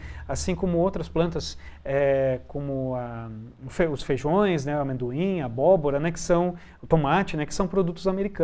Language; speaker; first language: Portuguese; native; Portuguese